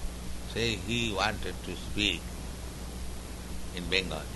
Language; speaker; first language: English; non-native, local second language; Bangla